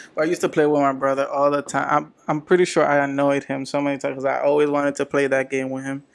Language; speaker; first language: English; early bilingual, other home language; Spanish